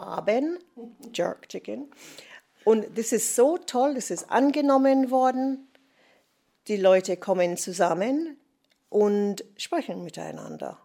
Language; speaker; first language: German; non-native, fluent; English